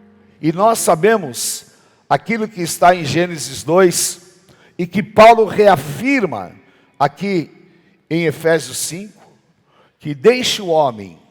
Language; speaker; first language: Portuguese; native; Portuguese